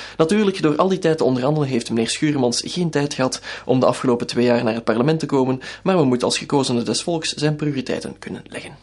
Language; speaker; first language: Dutch; native; Dutch